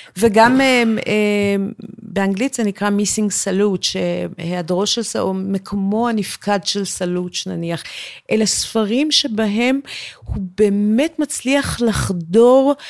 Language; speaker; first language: Hebrew; early bilingual, other home language; Persian